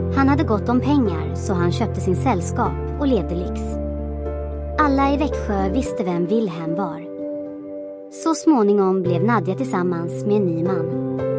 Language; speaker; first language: Swedish; non-native, fluent; Croatian